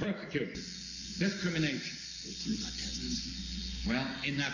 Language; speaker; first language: English; non-native, fluent; Korean